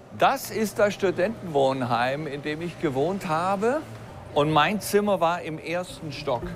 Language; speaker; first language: German; native; German